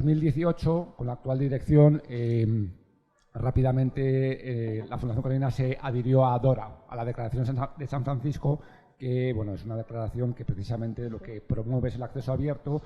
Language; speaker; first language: Spanish; native; Spanish